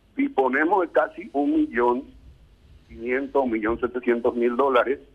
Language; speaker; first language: Spanish; native; Spanish